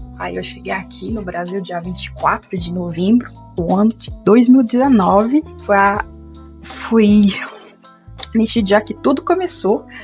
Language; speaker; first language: Portuguese; non-native, fluent; Haitian Creole